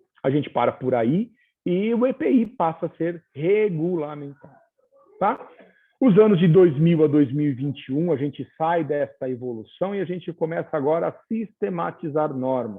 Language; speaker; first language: Portuguese; native; Portuguese